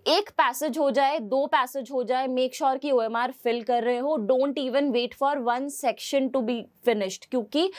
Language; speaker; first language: Hindi; native; Hindi